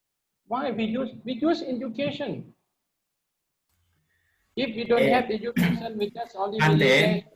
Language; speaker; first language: English; non-native, learner; Lao